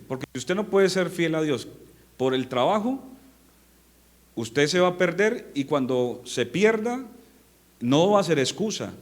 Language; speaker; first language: Spanish; native; Spanish